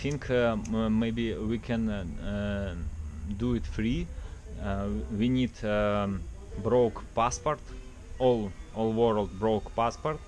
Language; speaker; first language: English; non-native, learner; Russian